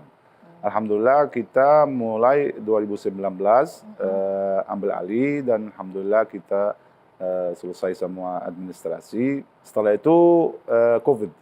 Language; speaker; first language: Indonesian; non-native, learner; Arabic